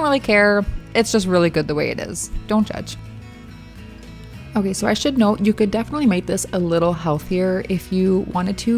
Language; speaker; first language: English; native; English